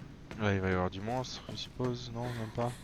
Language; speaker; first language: French; native; French